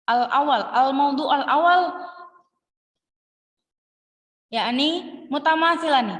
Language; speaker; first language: Arabic; non-native, learner; Indonesian